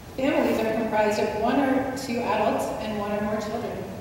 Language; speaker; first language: English; native; English